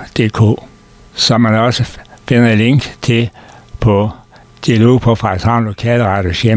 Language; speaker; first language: Danish; native; Danish